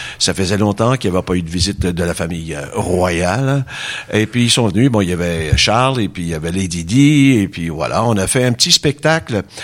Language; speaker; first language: French; native; French